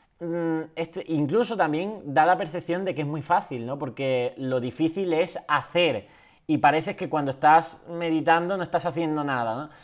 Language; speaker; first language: Spanish; native; Spanish